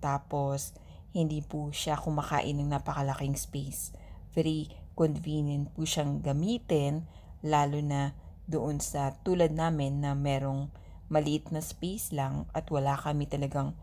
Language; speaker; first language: Filipino; native; Filipino